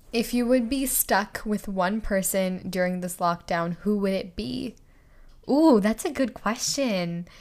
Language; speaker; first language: English; native; English